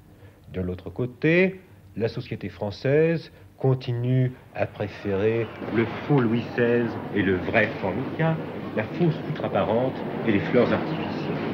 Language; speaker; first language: French; native; French